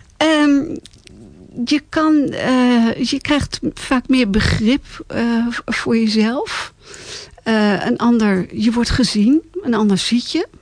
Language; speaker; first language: Dutch; native; Dutch